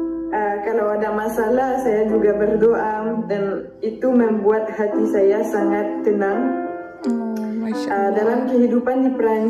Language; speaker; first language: Indonesian; non-native, fluent; French